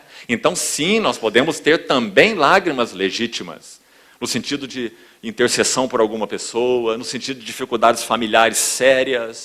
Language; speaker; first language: Portuguese; native; Portuguese